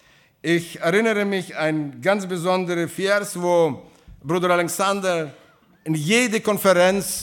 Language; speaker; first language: German; non-native, fluent; Russian